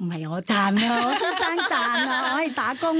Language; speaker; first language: Chinese; non-native, fluent; Thai